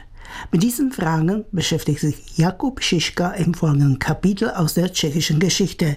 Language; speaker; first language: German; native; German